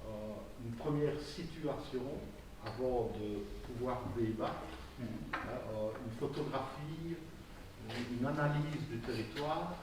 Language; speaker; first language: French; native; French